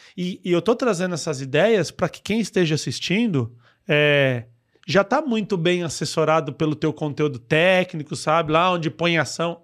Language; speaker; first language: Portuguese; native; Portuguese